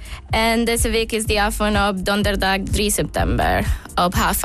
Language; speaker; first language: Dutch; non-native, fluent; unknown